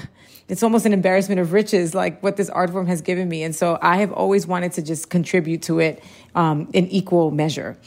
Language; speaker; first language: English; early bilingual, other home language; Spanish